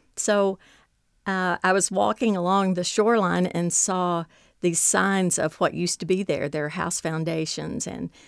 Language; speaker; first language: English; native; English